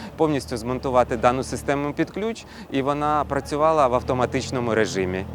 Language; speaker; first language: Ukrainian; native; Ukrainian